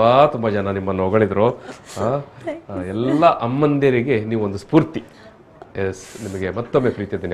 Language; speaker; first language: Kannada; native; Kannada